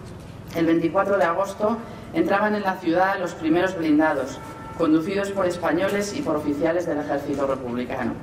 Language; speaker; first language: Spanish; native; Spanish